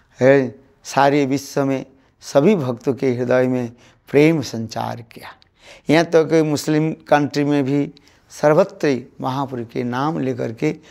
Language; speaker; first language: Hindi; non-native, local second language; Bangla